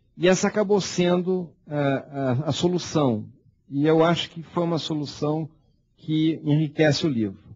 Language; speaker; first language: Portuguese; early bilingual, heritage; Portuguese